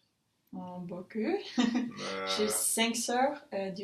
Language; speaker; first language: French; non-native, learner; English